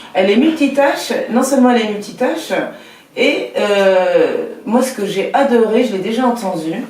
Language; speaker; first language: French; native; French